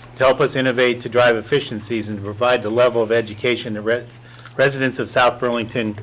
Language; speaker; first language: English; native; English